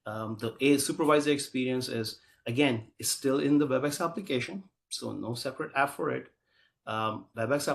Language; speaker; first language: English; native; English